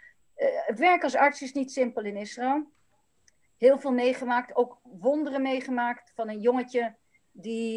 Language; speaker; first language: Dutch; native; Dutch